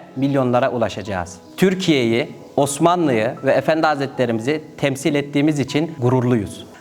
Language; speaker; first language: Turkish; native; Turkish